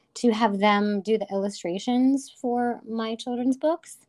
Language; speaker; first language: English; native; English